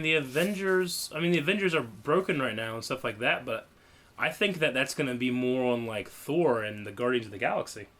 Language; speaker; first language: English; native; English